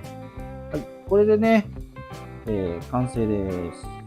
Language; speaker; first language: Japanese; native; Japanese